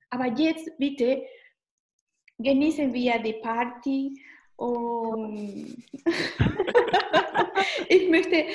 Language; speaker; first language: German; non-native, learner; Spanish